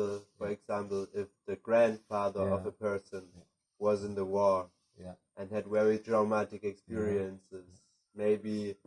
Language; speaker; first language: English; non-native, fluent; German